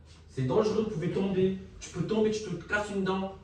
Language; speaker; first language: French; native; French